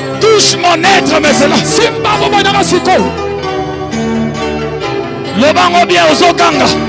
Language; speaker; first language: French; non-native, local second language; Lingala